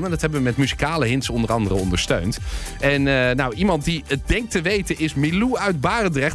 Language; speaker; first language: Dutch; native; Dutch